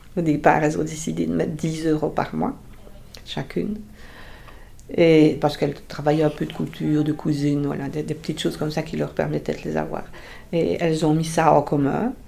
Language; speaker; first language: French; native; French